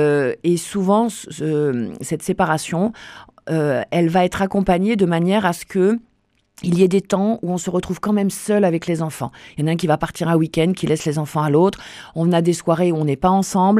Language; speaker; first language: French; native; French